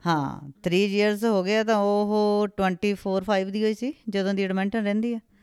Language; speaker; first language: Punjabi; native; Punjabi